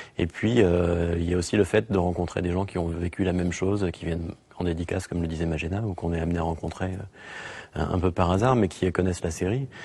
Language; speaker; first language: French; native; French